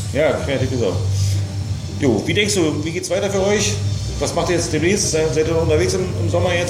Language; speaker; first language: German; native; German